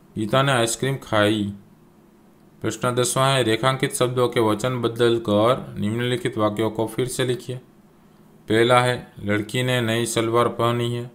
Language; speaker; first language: Hindi; non-native, local second language; Gujarati